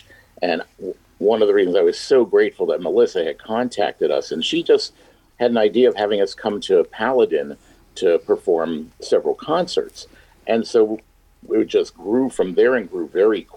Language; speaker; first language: English; native; English